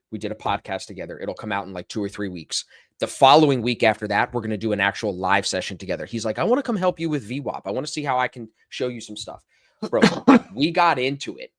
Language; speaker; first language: English; native; English